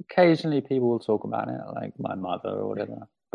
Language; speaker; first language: English; native; English